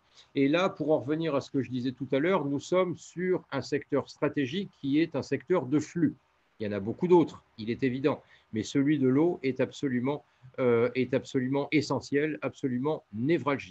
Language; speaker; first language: French; native; French